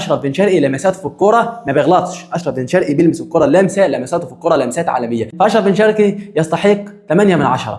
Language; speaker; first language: Arabic; native; Arabic